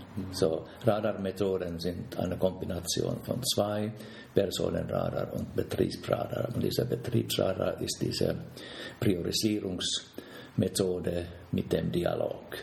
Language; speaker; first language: German; non-native, fluent; Finnish